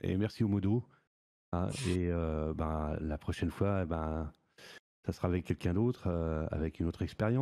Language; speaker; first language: French; native; French